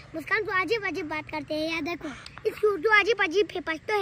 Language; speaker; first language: Hindi; non-native, local second language; Khowar